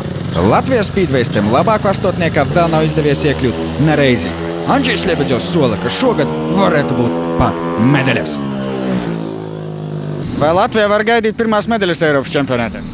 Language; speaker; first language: Latvian; native; Latvian